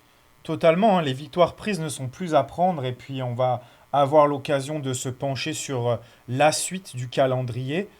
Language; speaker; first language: French; native; French